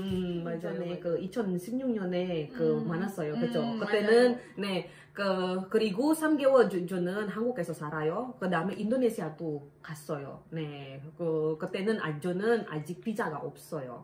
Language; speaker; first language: Korean; non-native, learner; Indonesian